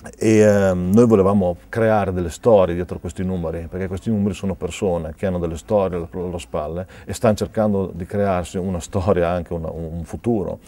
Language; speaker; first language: Italian; native; Italian